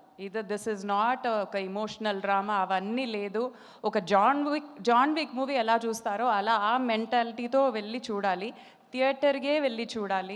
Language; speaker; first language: Telugu; non-native, fluent; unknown